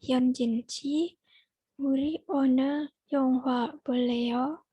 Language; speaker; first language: Korean; non-native, learner; Indonesian